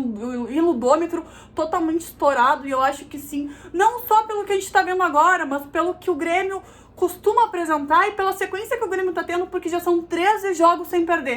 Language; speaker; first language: Portuguese; native; Portuguese